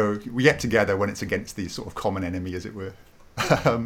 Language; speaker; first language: English; native; English